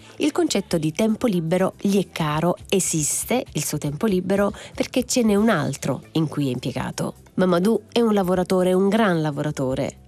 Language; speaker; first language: Italian; native; Italian